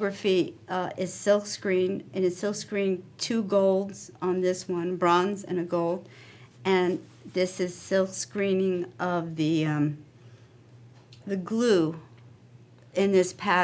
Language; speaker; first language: English; native; English